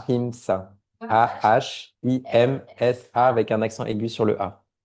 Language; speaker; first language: French; native; French